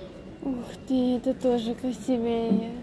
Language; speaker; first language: Russian; early bilingual, heritage; Hebrew